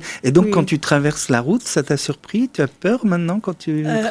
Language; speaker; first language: French; native; French